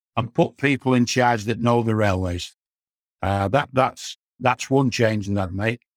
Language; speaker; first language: English; native; English